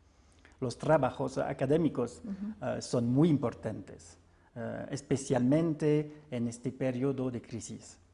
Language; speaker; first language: Spanish; non-native, fluent; French